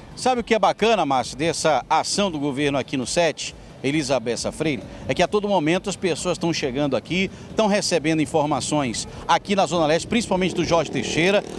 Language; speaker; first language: Portuguese; native; Portuguese